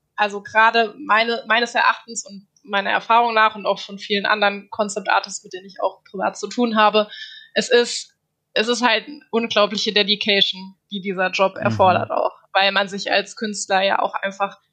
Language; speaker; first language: German; native; German